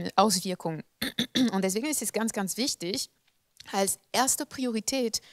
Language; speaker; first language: German; non-native, fluent; French